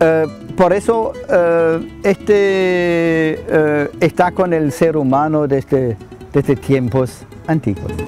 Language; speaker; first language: Spanish; non-native, fluent; German